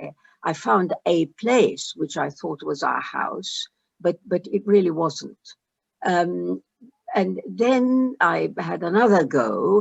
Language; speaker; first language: English; early bilingual, other home language; Arabic